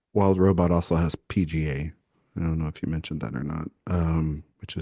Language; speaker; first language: English; native; English